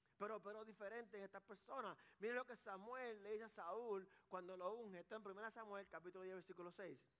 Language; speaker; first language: Spanish; native; Spanish